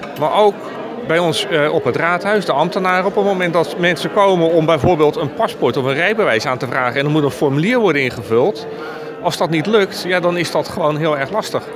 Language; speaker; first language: Dutch; native; Dutch